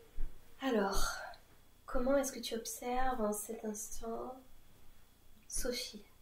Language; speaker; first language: French; native; French